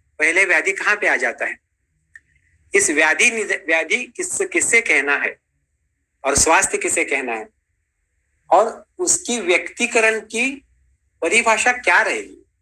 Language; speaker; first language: Hindi; non-native, local second language; Marathi